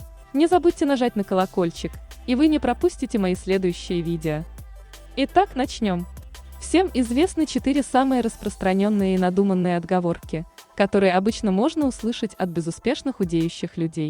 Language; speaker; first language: Russian; native; Russian